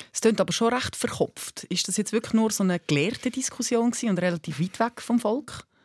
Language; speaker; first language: German; native; German